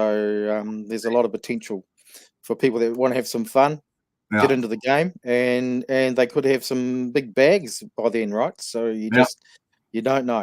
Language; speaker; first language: English; native; English